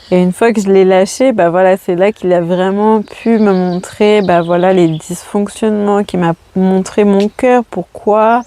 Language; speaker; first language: French; native; French